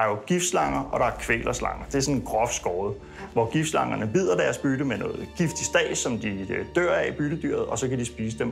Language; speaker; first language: Danish; native; Danish